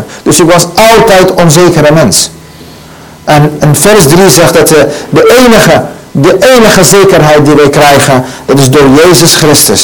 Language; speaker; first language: Dutch; non-native, learner; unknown